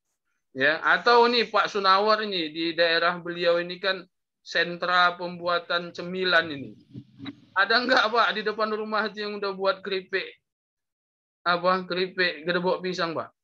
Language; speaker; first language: Indonesian; native; Indonesian